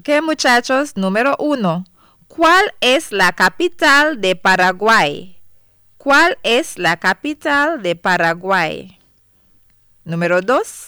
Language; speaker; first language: Spanish; non-native, fluent; English